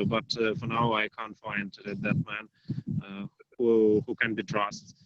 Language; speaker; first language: English; non-native, learner; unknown